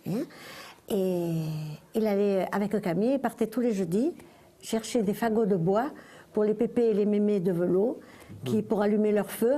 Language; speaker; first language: French; native; French